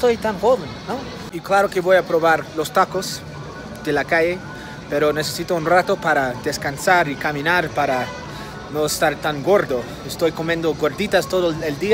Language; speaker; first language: Spanish; non-native, fluent; English